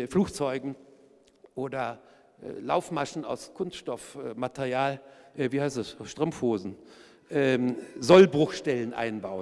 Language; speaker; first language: German; native; German